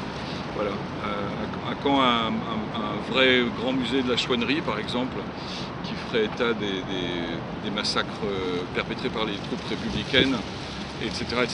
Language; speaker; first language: French; native; French